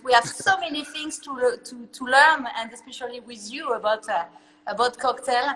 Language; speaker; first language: English; non-native, learner; French